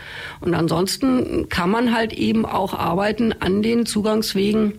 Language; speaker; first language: German; native; German